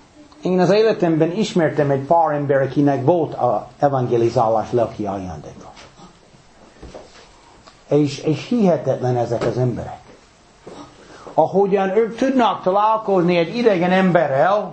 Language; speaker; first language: Hungarian; non-native, fluent; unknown